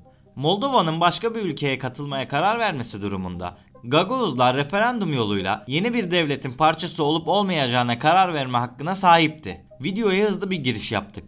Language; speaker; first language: Turkish; native; Turkish